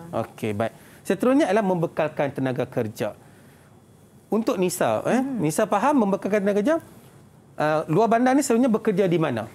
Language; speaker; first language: Malay; native; Malay